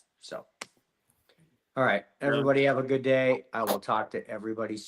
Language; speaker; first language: English; native; English